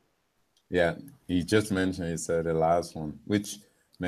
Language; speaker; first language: English; native; English